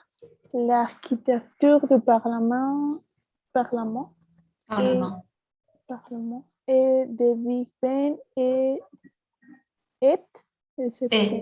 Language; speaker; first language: French; non-native, learner; Spanish